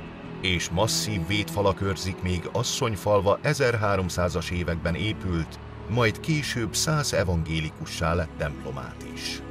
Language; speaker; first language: Hungarian; native; Hungarian